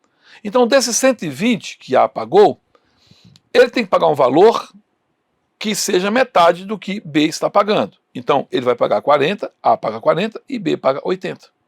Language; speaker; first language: Portuguese; native; Portuguese